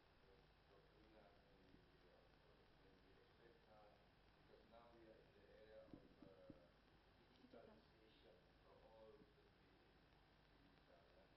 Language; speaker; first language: English; non-native, fluent; Indonesian